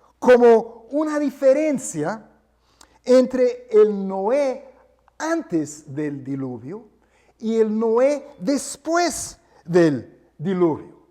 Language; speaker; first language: Spanish; non-native, fluent; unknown